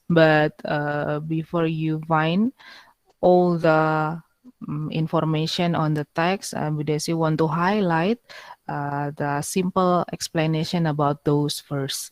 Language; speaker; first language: English; non-native, fluent; Indonesian